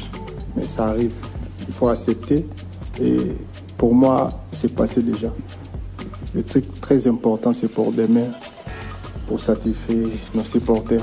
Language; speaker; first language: French; non-native, local second language; Lingala